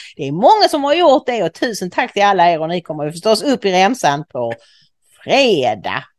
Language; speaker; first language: Swedish; native; Swedish